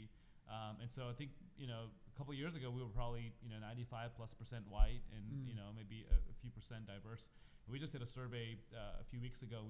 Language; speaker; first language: English; non-native, local second language; Malayalam